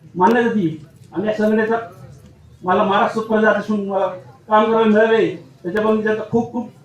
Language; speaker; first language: Marathi; non-native, local second language; Lambadi